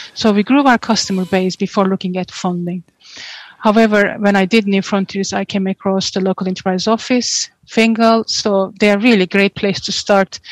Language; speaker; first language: English; non-native, fluent; Turkish